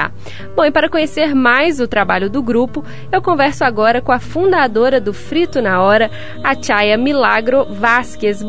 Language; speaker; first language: Portuguese; native; Portuguese